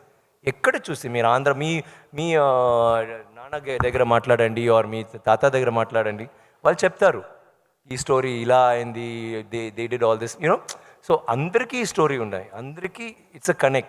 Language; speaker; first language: Telugu; non-native, learner; Tamil